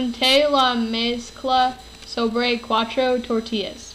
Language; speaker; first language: Spanish; non-native, learner; English